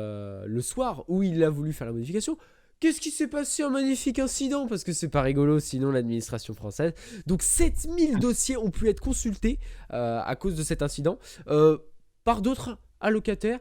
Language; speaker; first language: French; native; French